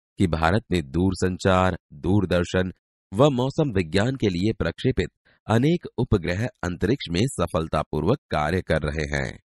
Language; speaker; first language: Hindi; non-native, local second language; Gujarati